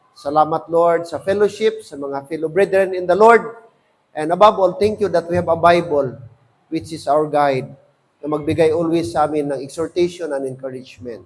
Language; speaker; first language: Filipino; non-native, local second language; Hiligaynon